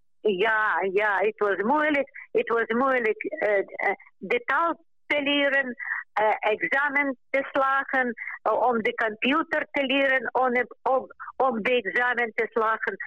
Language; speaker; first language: Dutch; non-native, local second language; Ukrainian